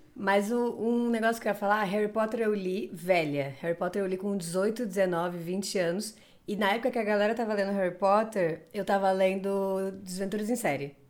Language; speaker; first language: Portuguese; native; Portuguese